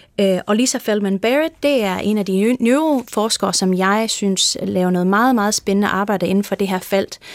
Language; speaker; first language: Danish; non-native, fluent; English